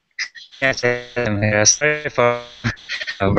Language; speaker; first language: English; non-native, learner; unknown